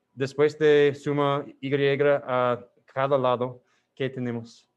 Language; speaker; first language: Spanish; non-native, learner; English